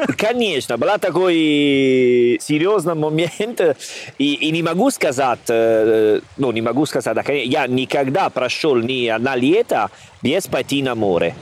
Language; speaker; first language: Russian; non-native, learner; Italian